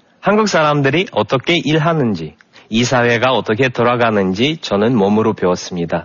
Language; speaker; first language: Korean; non-native, fluent; Russian